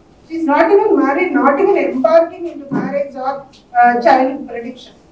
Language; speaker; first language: English; non-native, local second language; Tamil